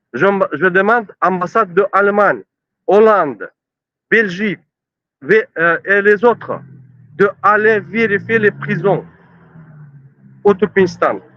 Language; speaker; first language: French; non-native, learner; Turkmen